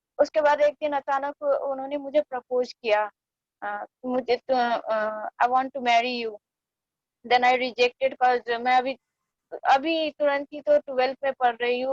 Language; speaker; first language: Hindi; non-native, fluent; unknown